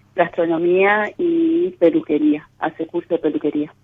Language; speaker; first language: Spanish; native; Spanish